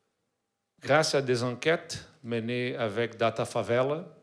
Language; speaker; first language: French; non-native, learner; Portuguese